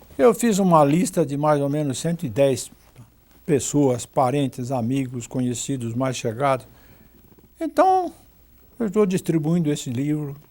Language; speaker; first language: Portuguese; native; Portuguese